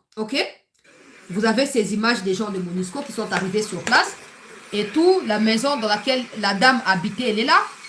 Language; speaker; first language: French; non-native, local second language; Lingala